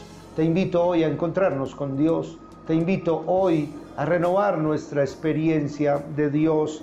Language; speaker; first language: Spanish; native; Spanish